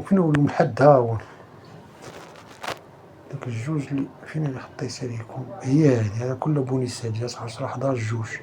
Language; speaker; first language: Arabic; native; Arabic